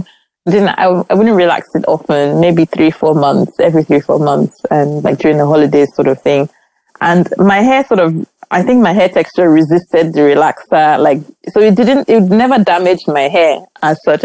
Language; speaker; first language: English; non-native, local second language; Igbo